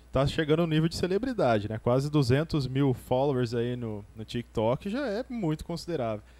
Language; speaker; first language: Portuguese; native; Portuguese